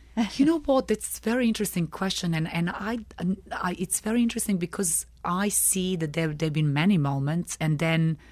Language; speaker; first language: English; non-native, fluent; Serbian